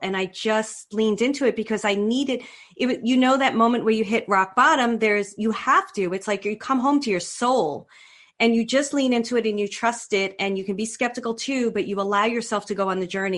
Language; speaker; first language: English; native; English